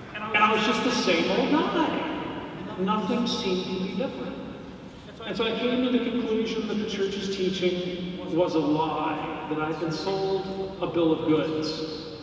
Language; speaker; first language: English; native; English